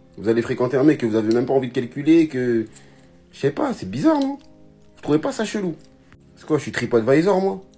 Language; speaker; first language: French; native; French